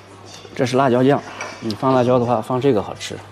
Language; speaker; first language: Chinese; native; Chinese